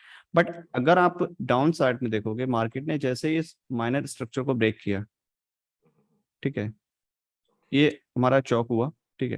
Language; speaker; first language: Hindi; native; Hindi